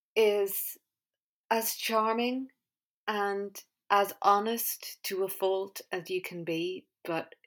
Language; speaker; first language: English; native; English